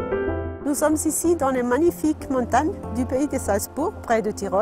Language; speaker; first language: French; non-native, fluent; German